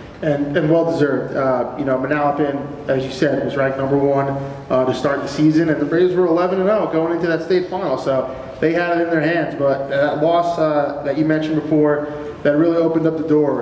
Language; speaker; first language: English; native; English